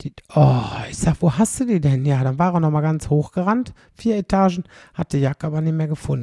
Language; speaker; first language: German; native; German